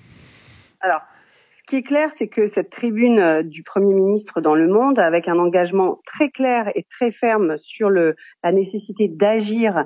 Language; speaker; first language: French; native; French